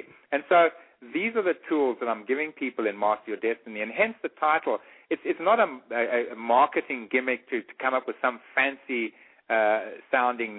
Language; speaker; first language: English; native; English